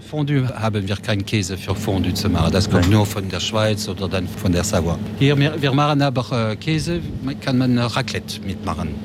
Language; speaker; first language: German; non-native, local second language; French